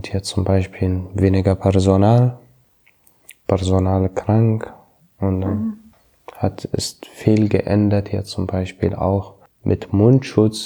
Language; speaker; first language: German; non-native, learner; Arabic